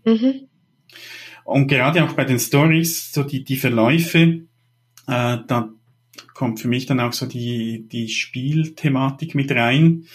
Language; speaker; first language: German; native; German